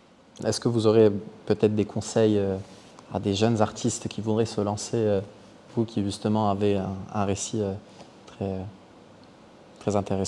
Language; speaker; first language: French; native; French